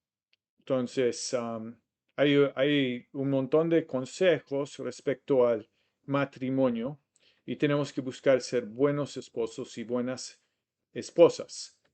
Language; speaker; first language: Spanish; non-native, fluent; English